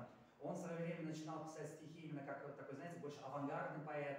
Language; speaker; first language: Russian; native; Russian